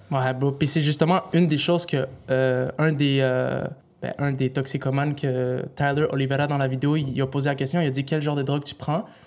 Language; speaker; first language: French; native; French